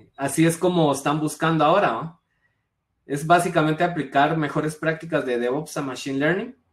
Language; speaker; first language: Spanish; native; Spanish